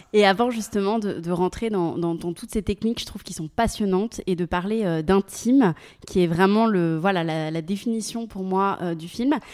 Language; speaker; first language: French; native; French